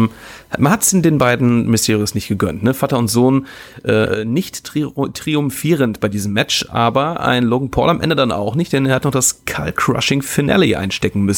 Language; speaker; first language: German; native; German